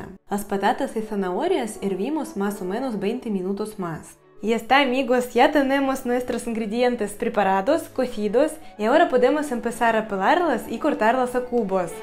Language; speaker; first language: Spanish; non-native, fluent; Russian